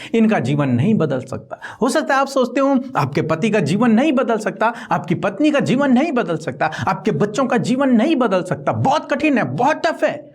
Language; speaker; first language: Hindi; native; Hindi